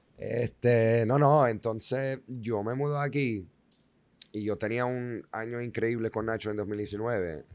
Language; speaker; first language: Spanish; non-native, fluent; Dutch